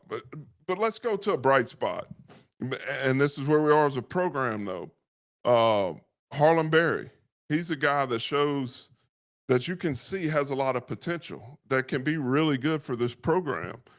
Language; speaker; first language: English; native; English